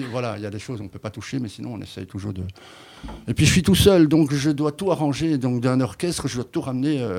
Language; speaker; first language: French; native; French